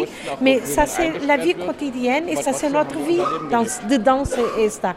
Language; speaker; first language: French; non-native, learner; German